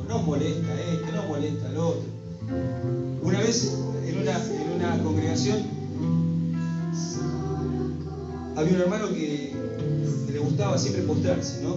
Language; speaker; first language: Spanish; native; Spanish